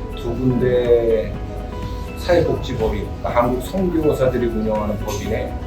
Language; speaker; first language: Korean; native; Korean